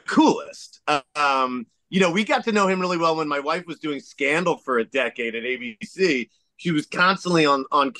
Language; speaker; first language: English; native; English